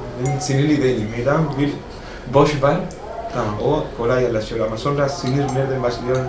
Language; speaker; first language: Turkish; non-native, learner; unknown